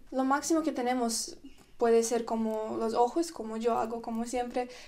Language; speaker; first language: Spanish; non-native, fluent; Russian